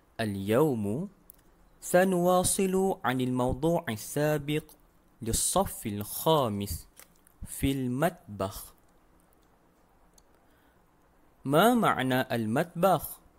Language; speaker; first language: Arabic; non-native, fluent; Malay